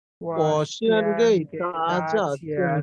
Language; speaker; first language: Chinese; non-native, learner; Bangla